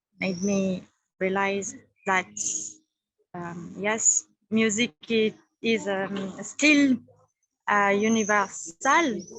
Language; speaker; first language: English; non-native, learner; French